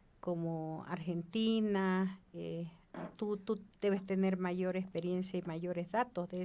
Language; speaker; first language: Spanish; native; Spanish